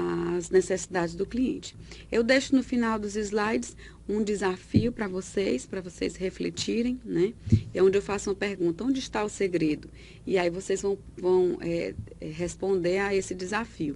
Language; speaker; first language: Portuguese; native; Portuguese